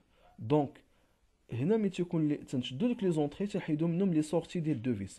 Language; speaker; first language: French; non-native, local second language; Arabic